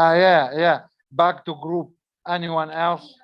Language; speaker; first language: English; non-native, learner; Arabic